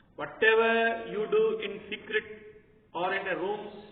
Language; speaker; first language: English; non-native, local second language; Telugu